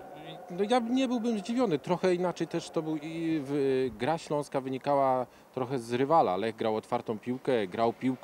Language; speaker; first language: Polish; native; Polish